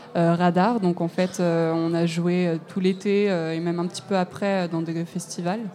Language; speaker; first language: French; native; French